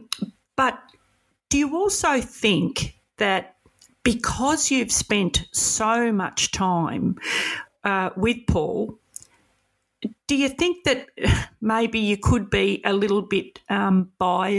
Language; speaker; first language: English; native; English